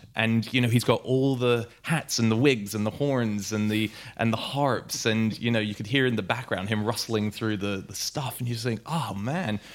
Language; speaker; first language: English; native; English